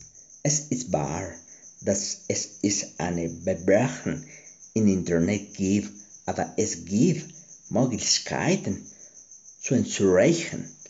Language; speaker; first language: German; non-native, learner; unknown